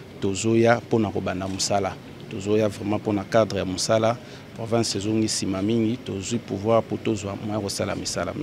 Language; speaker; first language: Lingala; non-native, local second language; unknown